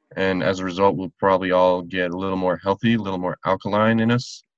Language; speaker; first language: English; native; English